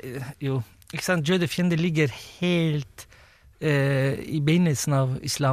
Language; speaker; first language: Norwegian; non-native, fluent; Turkish